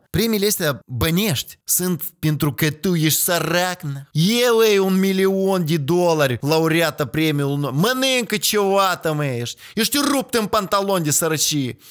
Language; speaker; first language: Romanian; native; Romanian